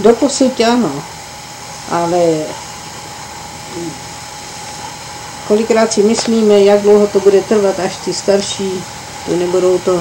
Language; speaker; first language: Czech; early bilingual, heritage; Czech